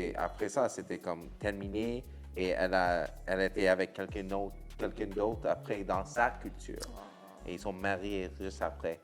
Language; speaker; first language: French; non-native, local second language; English